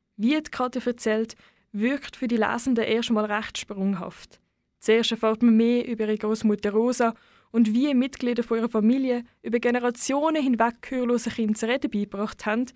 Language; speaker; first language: German; native; German